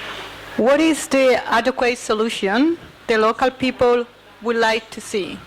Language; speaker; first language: English; non-native, fluent; Spanish